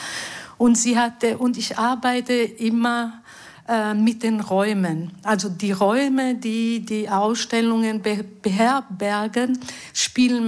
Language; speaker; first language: German; non-native, fluent; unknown